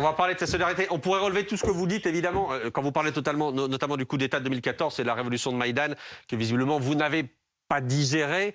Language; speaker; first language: French; native; French